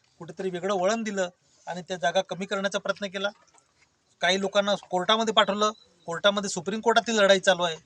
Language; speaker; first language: Marathi; non-native, local second language; Bhili